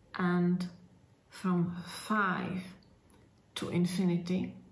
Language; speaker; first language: English; non-native, fluent; Czech